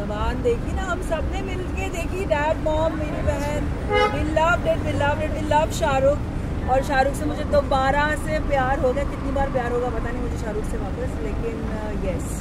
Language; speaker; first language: Hindi; native; Hindi